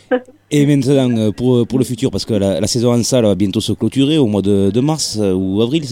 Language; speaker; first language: French; native; French